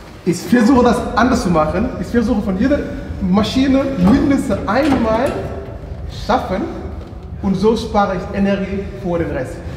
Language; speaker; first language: German; non-native, learner; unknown